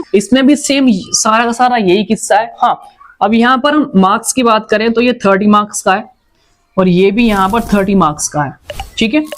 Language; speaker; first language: Hindi; native; Hindi